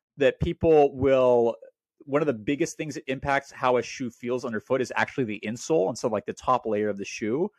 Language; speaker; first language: English; native; English